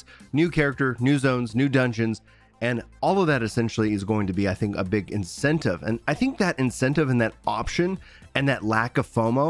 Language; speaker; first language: English; native; English